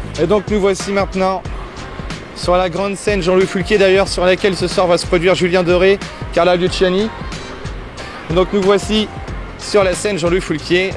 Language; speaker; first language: French; native; French